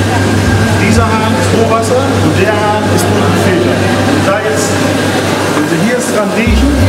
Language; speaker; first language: German; native; German